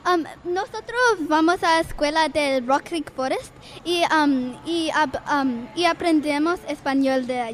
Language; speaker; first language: Spanish; non-native, learner; English